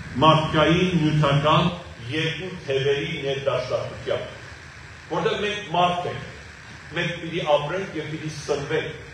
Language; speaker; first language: Armenian; native; Armenian